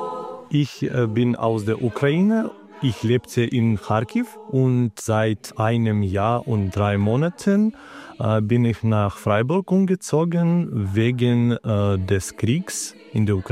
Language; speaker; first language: German; non-native, learner; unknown